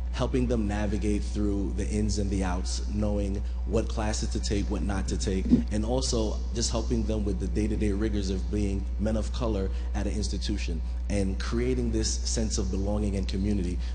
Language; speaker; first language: English; native; English